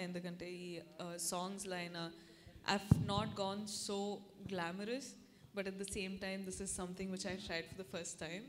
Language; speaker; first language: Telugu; non-native, fluent; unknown